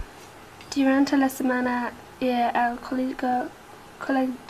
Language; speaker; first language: Spanish; non-native, learner; English